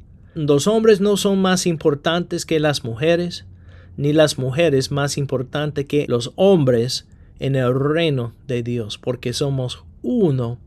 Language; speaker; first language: Spanish; non-native, fluent; English